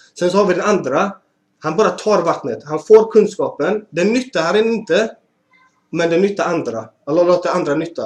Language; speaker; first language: Swedish; early bilingual, other home language; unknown